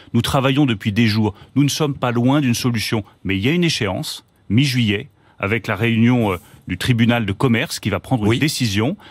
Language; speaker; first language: French; native; French